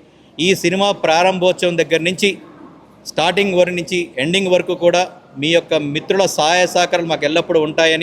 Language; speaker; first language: Telugu; native; Telugu